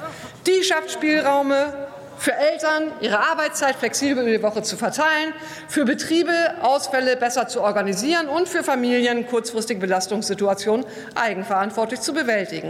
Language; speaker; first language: German; native; German